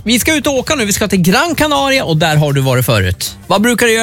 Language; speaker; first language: Swedish; native; Swedish